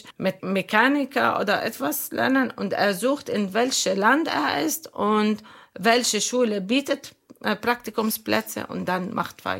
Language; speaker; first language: German; non-native, fluent; Arabic